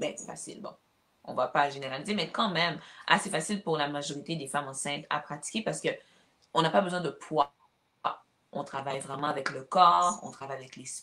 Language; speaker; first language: French; native; French